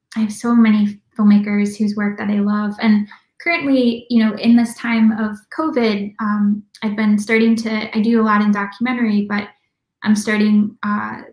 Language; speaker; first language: English; native; English